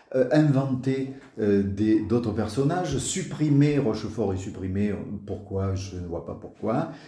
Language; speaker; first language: French; native; French